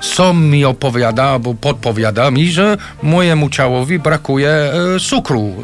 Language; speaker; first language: Polish; non-native, fluent; English